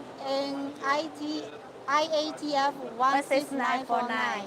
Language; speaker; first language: English; non-native, local second language; Chinese